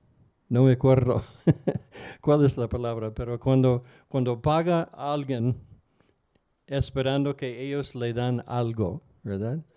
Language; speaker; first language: Spanish; non-native, fluent; English